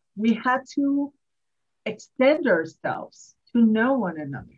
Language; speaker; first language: English; non-native, fluent; Hebrew